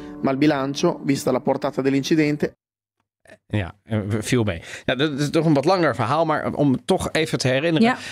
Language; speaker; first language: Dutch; native; Dutch